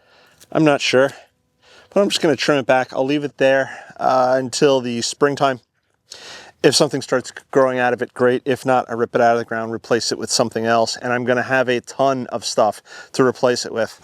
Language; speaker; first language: English; native; English